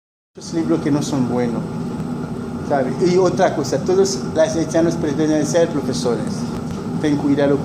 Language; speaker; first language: Spanish; non-native, fluent; Haitian Creole